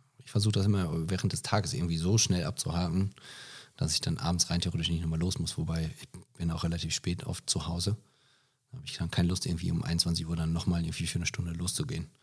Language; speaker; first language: German; non-native, fluent; English